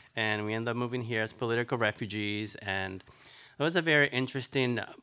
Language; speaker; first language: English; early bilingual, other home language; Spanish